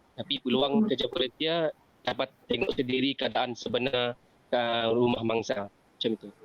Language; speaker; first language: Malay; native; Malay